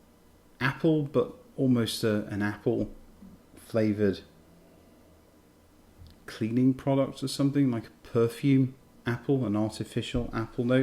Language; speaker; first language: English; native; English